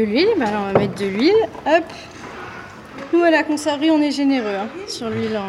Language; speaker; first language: French; native; French